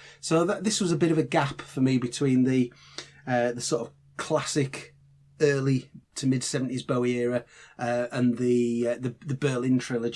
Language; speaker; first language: English; native; English